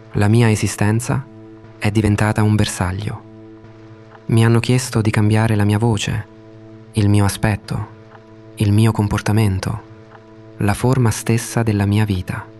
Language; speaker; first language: Italian; non-native, fluent; Russian